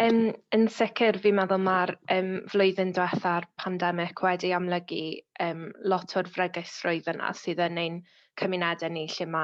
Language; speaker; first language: Welsh; native; Welsh